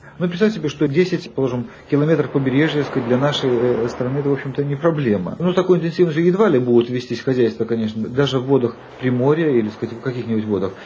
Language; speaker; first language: Russian; native; Russian